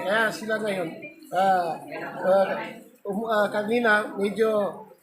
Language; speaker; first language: Filipino; non-native, local second language; Maguindanaon